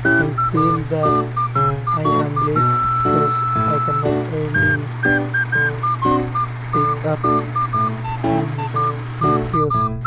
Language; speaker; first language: English; non-native, learner; Cebuano